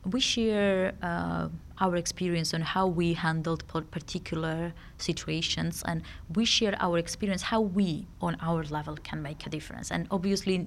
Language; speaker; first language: English; non-native, fluent; Georgian